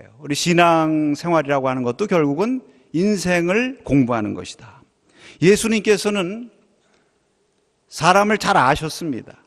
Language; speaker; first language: Korean; native; Korean